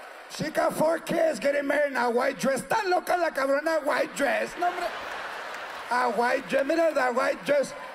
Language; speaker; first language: English; early bilingual, other home language; Spanish